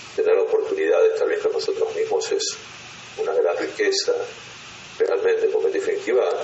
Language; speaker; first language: Spanish; native; Spanish